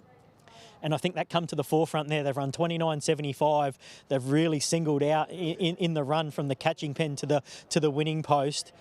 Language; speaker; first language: English; native; English